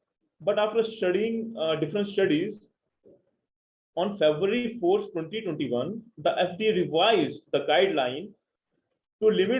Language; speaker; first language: English; non-native, local second language; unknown